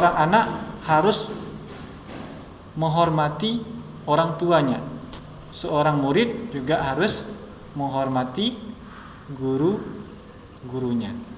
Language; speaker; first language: Indonesian; native; Indonesian